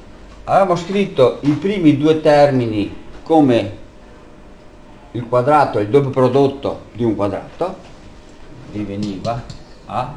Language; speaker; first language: Italian; native; Italian